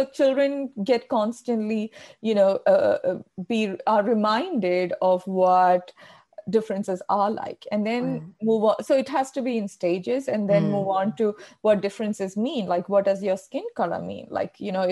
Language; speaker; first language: English; non-native, local second language; Malayalam